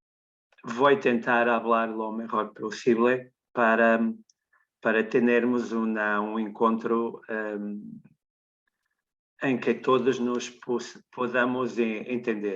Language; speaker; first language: Spanish; non-native, learner; Portuguese